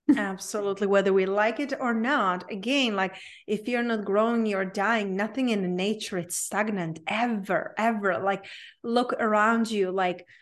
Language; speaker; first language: English; non-native, fluent; Czech